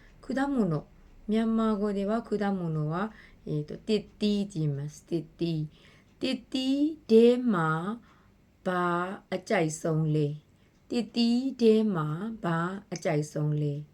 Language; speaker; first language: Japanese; non-native, fluent; Burmese